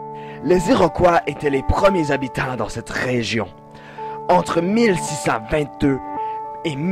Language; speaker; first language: French; native; French